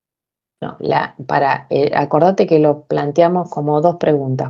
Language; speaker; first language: Spanish; native; Spanish